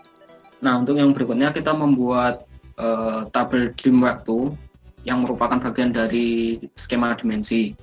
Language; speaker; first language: Indonesian; native; Indonesian